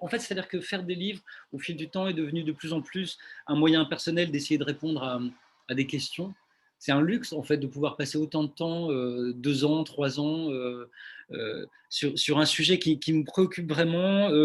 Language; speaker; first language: French; native; French